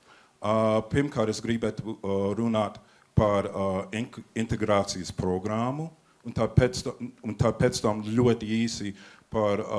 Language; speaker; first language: Latvian; non-native, fluent; English